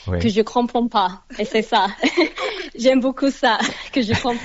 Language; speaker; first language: French; non-native, learner; English